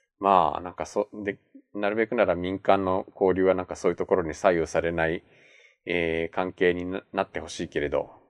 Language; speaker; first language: Japanese; native; Japanese